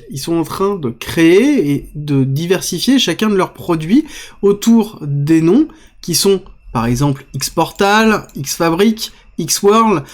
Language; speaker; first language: French; native; French